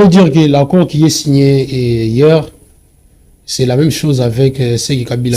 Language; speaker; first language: French; non-native, local second language; Lingala